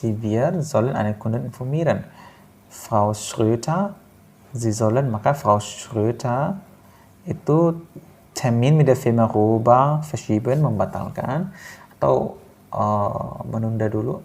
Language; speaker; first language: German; non-native, fluent; Indonesian